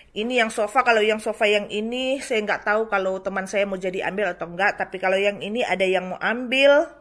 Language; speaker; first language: Indonesian; native; Indonesian